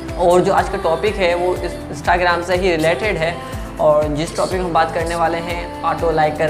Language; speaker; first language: Hindi; non-native, local second language; Sindhi